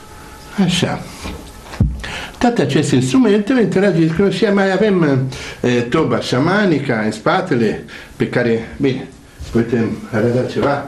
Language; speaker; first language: Romanian; non-native, learner; Italian